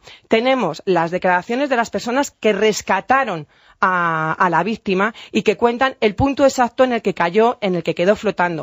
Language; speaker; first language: Spanish; native; Spanish